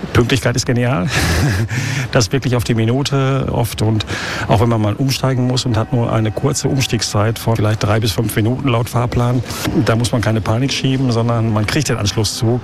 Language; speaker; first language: German; native; German